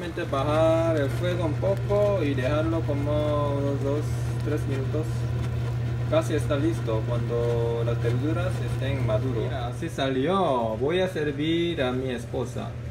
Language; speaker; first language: Spanish; non-native, learner; Korean